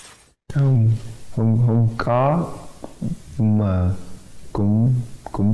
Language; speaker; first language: Vietnamese; early bilingual, heritage; Vietnamese